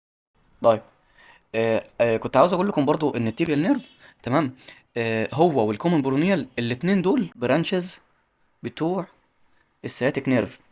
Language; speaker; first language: Arabic; native; Arabic